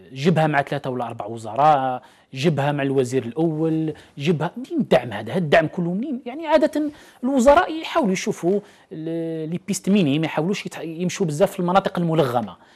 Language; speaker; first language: Arabic; native; Arabic